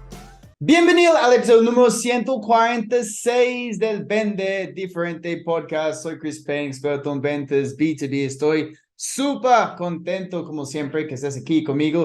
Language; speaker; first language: Spanish; non-native, fluent; English